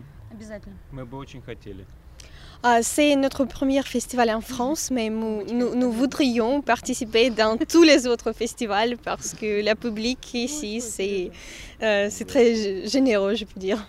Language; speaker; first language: French; non-native, fluent; Russian